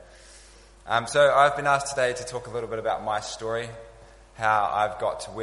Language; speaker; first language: English; native; English